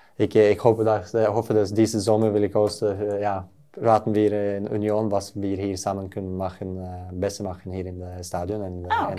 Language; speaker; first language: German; non-native, learner; Norwegian